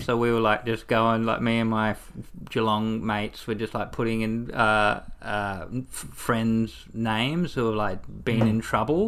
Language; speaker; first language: English; native; English